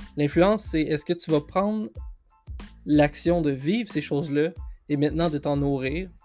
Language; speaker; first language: French; native; French